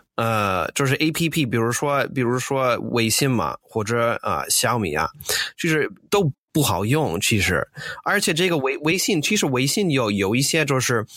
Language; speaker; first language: Chinese; non-native, fluent; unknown